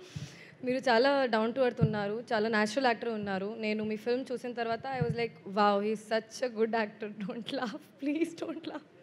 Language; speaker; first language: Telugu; non-native, learner; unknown